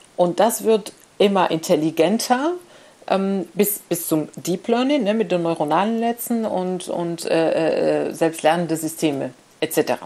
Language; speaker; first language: German; non-native, fluent; Arabic